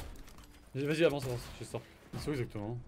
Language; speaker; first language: French; native; French